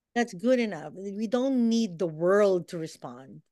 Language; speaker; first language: English; non-native, local second language; Filipino